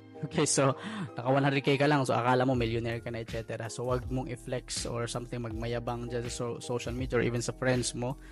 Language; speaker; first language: Filipino; non-native, local second language; Cebuano